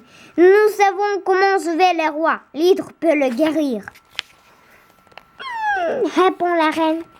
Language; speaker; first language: French; native; French